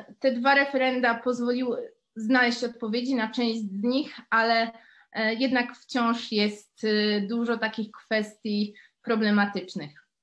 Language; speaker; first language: Polish; native; Polish